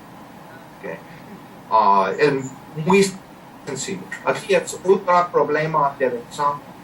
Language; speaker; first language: Spanish; non-native, learner; English